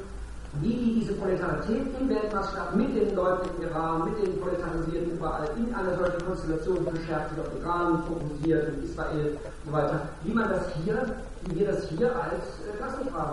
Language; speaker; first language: German; native; German